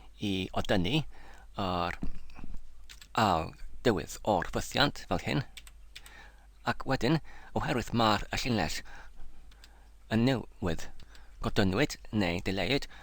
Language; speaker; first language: Welsh; non-native, learner; English